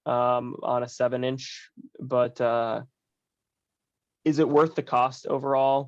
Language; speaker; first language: English; native; English